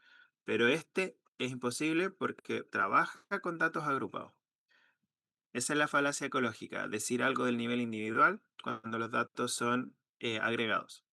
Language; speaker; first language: Spanish; native; Spanish